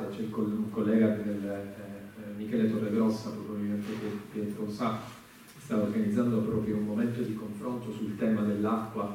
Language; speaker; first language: Italian; native; Italian